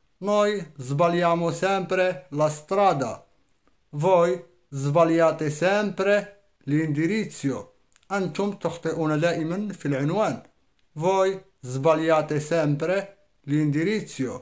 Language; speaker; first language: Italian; non-native, fluent; Arabic